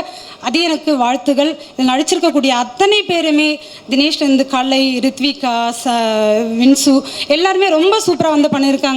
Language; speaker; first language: Tamil; native; Tamil